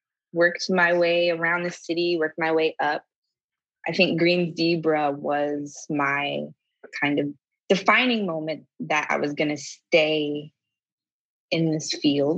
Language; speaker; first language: English; native; English